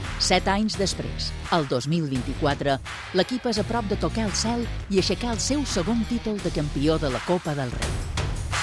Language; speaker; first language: Catalan; native; Catalan